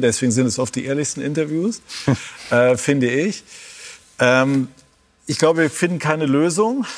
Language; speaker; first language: German; native; German